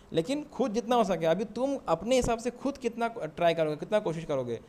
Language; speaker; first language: Hindi; non-native, local second language; Assamese